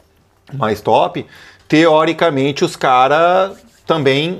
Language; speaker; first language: Portuguese; native; Portuguese